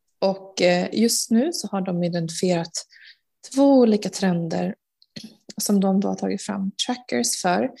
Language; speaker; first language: Swedish; native; Swedish